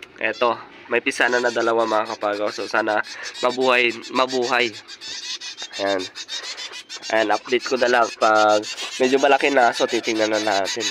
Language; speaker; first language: Filipino; native; Filipino